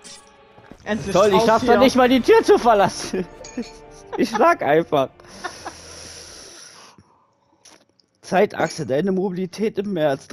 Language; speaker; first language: German; native; German